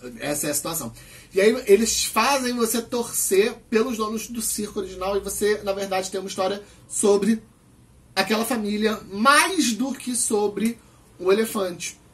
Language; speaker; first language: Portuguese; native; Portuguese